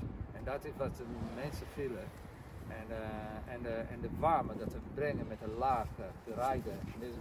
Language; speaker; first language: Dutch; non-native, learner; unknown